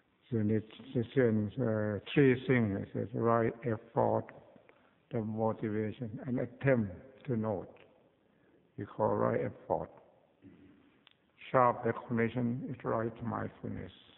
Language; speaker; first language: English; non-native, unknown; Thai